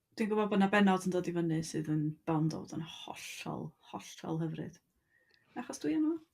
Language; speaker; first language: Welsh; native; Welsh